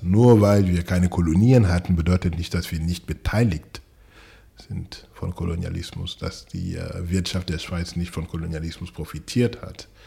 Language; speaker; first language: German; non-native, fluent; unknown